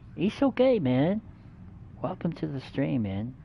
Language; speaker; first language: English; native; English